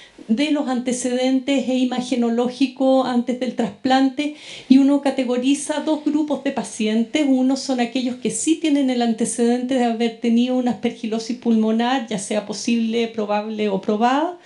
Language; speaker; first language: Spanish; native; Spanish